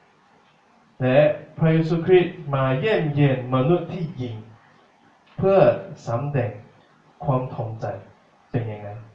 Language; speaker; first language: Thai; non-native, fluent; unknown